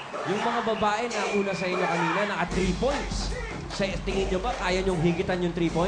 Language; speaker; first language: Filipino; native; Filipino